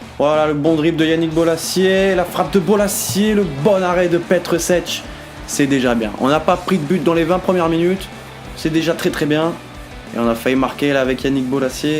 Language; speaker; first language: French; native; French